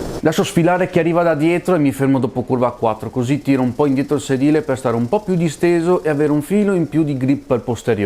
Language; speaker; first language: Italian; native; Italian